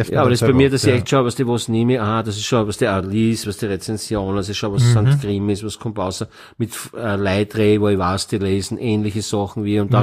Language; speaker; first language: German; native; German